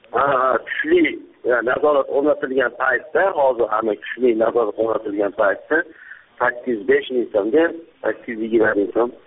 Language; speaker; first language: Uzbek; native; Uzbek